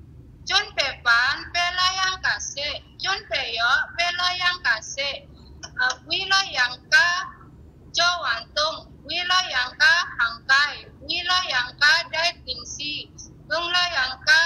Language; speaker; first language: Cantonese; non-native, learner; Indonesian